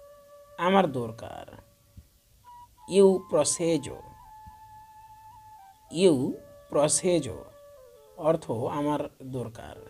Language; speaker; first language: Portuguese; non-native, learner; Bangla